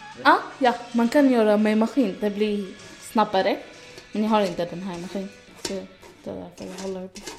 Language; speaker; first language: Swedish; non-native, learner; Arabic